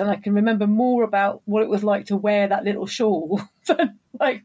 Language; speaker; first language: English; native; English